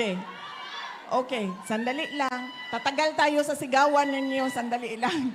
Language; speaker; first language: Filipino; non-native, local second language; Cebuano